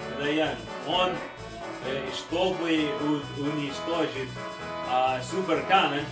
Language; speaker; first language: Russian; non-native, learner; English